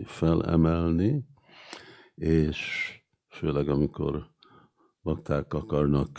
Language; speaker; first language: Hungarian; early bilingual, heritage; Hungarian